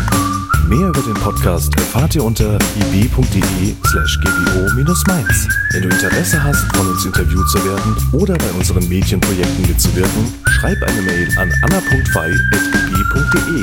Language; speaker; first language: German; native; German